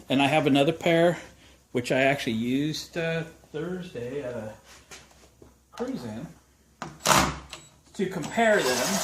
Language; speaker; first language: English; native; English